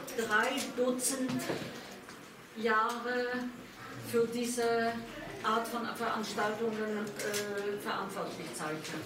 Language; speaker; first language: German; non-native, fluent; Polish